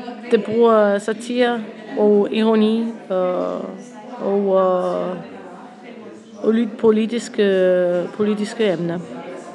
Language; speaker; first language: Danish; non-native, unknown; Romanian